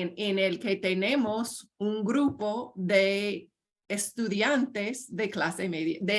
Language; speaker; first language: Spanish; non-native, fluent; English